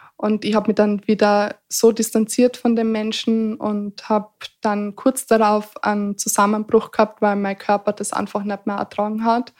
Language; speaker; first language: German; native; German